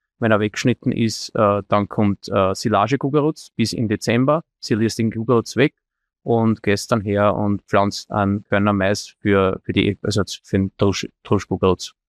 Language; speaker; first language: German; native; German